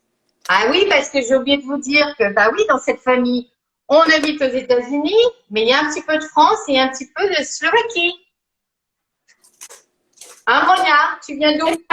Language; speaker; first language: French; native; French